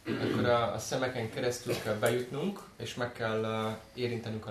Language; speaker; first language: Hungarian; native; Hungarian